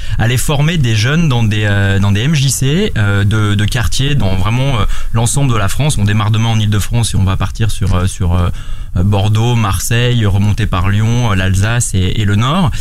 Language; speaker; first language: French; native; French